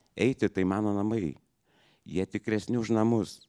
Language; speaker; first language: French; non-native, fluent; Lithuanian